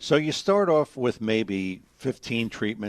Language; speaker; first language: English; native; English